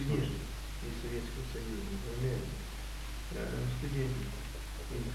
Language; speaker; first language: Russian; non-native, learner; English